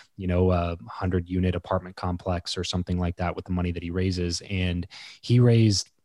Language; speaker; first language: English; native; English